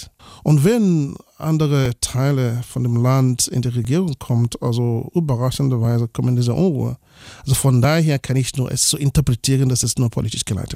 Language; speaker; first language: German; non-native, fluent; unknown